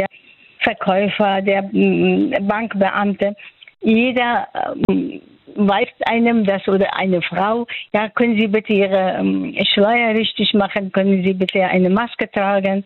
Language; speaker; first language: German; non-native, fluent; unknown